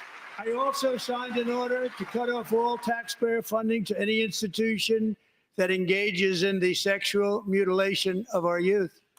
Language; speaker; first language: English; native; English